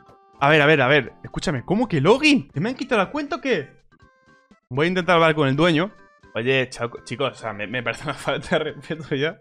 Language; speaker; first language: Spanish; native; Spanish